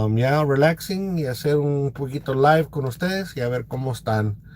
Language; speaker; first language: Spanish; early bilingual, heritage; Spanish